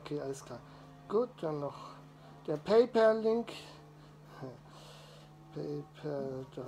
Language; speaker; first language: German; native; German